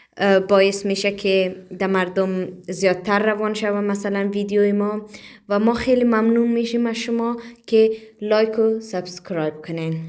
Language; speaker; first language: Persian; early bilingual, heritage; Persian